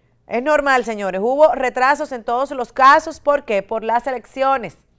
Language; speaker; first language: Spanish; native; Spanish